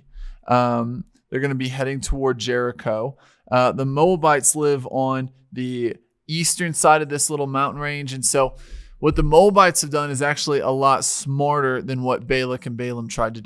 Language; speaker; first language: English; native; English